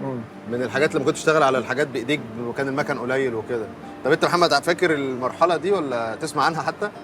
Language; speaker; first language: Arabic; native; Arabic